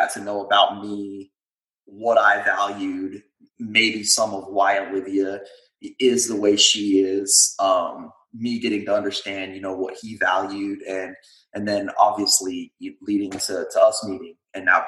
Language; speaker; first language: English; native; English